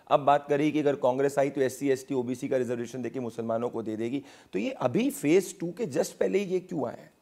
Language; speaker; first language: Hindi; native; Hindi